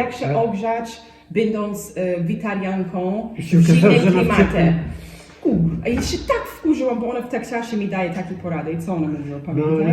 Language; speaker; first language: Polish; non-native, fluent; English